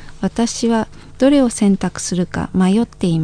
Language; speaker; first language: Japanese; non-native, fluent; Indonesian